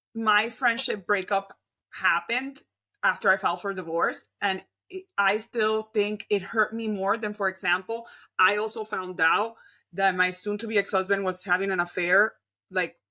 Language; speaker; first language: English; non-native, fluent; Spanish